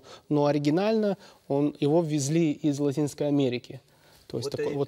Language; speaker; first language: Russian; native; Russian